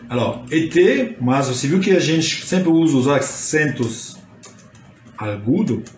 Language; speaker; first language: Portuguese; non-native, fluent; French